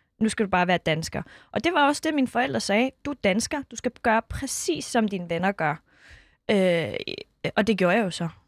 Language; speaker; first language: Danish; early bilingual, other home language; Kurdish